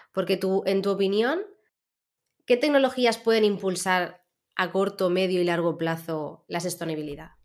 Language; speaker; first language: Spanish; native; Spanish